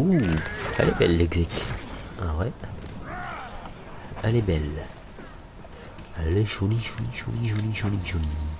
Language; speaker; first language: French; native; French